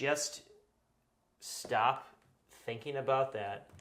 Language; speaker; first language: English; native; English